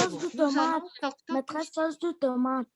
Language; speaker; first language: French; non-native, learner; Arabic